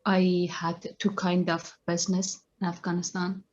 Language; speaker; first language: English; non-native, learner; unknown